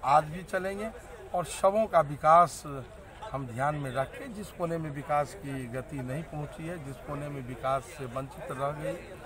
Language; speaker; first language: Hindi; native; Hindi